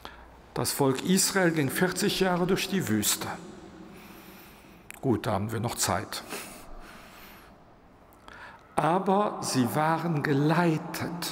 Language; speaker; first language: German; non-native, local second language; Luxembourgish